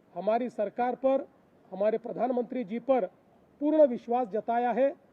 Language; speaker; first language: Hindi; non-native, local second language; Marathi